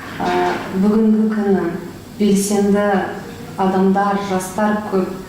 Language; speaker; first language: Kazakh; non-native, local second language; Russian